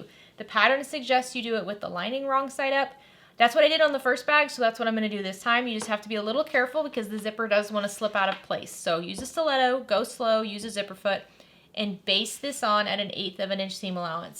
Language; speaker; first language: English; native; English